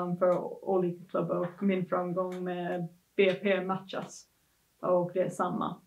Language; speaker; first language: Swedish; non-native, fluent; English